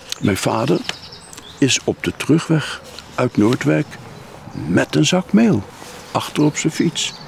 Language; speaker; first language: Dutch; native; Dutch